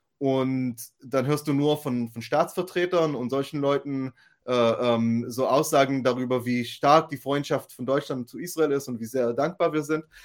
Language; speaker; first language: German; non-native, fluent; Hebrew